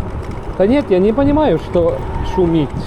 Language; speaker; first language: Russian; non-native, local second language; Estonian